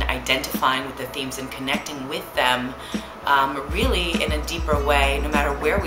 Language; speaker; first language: English; native; English